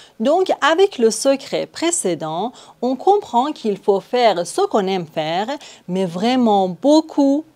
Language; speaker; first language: French; non-native, fluent; Persian